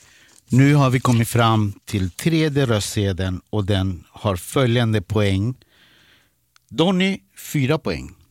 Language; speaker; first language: Swedish; native; Swedish